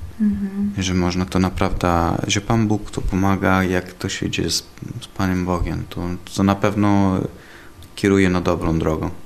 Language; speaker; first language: Polish; non-native, learner; Italian